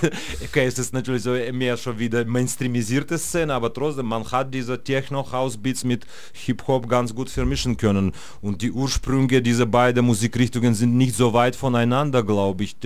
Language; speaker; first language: German; non-native, fluent; Russian